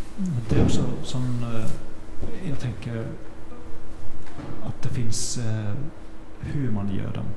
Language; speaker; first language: Swedish; non-native, fluent; Finnish